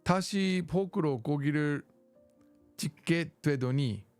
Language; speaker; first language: Korean; non-native, learner; English